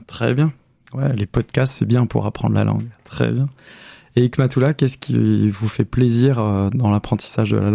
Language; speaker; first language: French; native; French